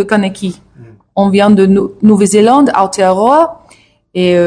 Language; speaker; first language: French; non-native, learner; English